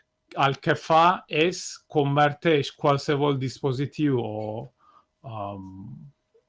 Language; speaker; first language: Catalan; non-native, fluent; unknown